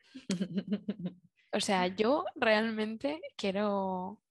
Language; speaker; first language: Spanish; native; Spanish